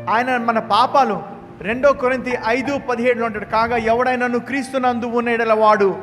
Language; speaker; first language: Telugu; native; Telugu